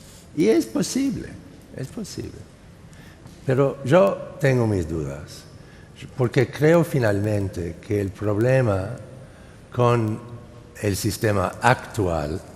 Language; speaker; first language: Spanish; non-native, fluent; English